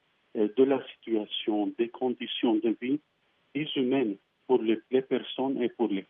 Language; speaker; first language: French; non-native, fluent; Arabic